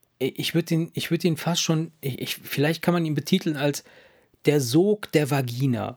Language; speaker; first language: German; early bilingual, other home language; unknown